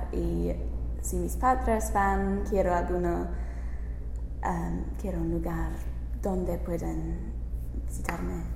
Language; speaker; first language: Spanish; non-native, learner; English